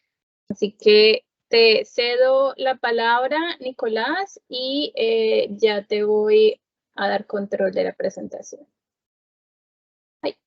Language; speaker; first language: Spanish; native; Spanish